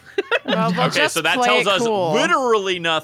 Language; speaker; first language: English; native; English